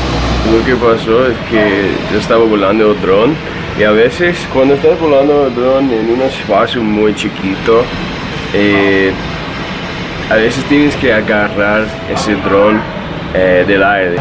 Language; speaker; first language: Spanish; non-native, fluent; English